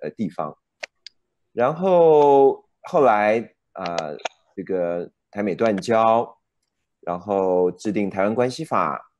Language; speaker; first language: Chinese; native; Chinese